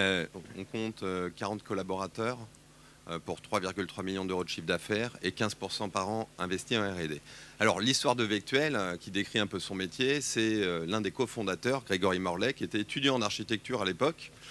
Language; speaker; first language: French; native; French